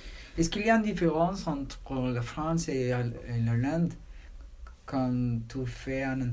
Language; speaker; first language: French; non-native, learner; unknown